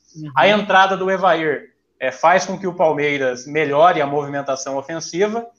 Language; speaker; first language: Portuguese; native; Portuguese